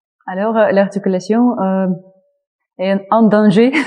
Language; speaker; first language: French; non-native, fluent; Russian